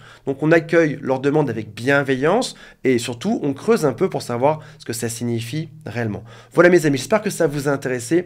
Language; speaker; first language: French; native; French